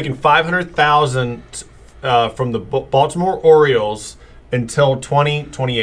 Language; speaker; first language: English; native; English